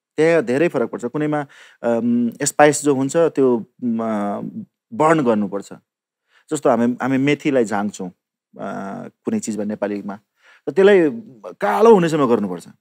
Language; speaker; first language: Nepali; non-native, local second language; Maithili